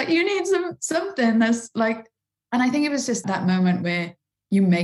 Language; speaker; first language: English; native; English